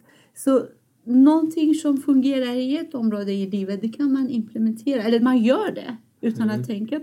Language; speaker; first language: Swedish; non-native, fluent; Persian